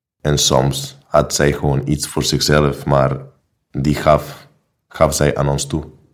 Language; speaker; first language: Dutch; non-native, local second language; Papiamento